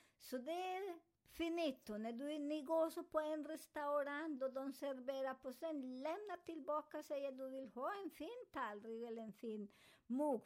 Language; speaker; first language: Swedish; non-native, fluent; Spanish